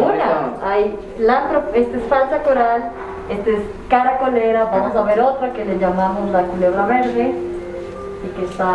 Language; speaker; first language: Spanish; native; Spanish